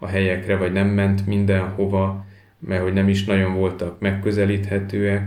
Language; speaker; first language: Hungarian; native; Hungarian